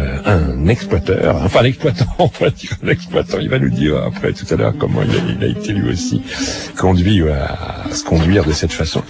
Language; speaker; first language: French; native; French